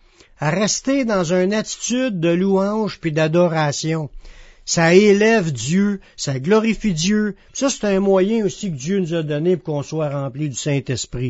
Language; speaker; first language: French; native; French